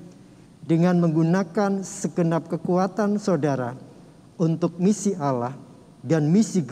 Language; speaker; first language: Indonesian; native; Indonesian